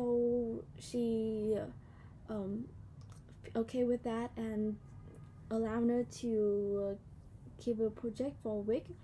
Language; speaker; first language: English; non-native, learner; Vietnamese